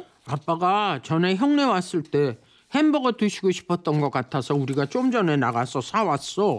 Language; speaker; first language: Korean; native; Korean